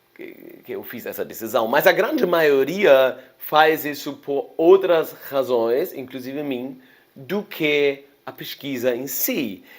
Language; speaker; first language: Portuguese; non-native, fluent; German